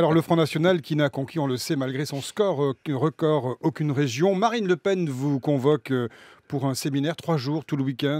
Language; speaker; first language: French; native; French